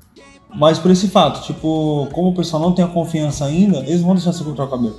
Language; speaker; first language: Portuguese; native; Portuguese